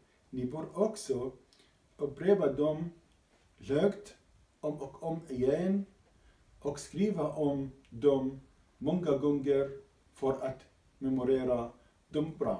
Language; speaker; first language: Swedish; non-native, learner; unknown